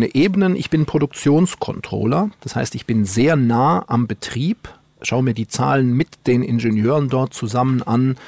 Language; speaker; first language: German; native; German